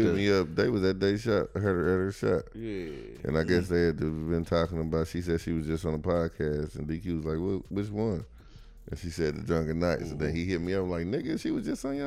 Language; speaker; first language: English; native; English